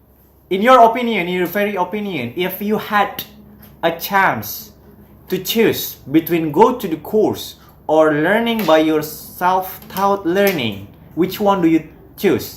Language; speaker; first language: English; non-native, fluent; Indonesian